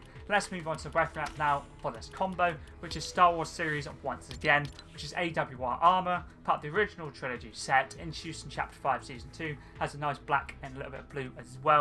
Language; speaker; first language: English; native; English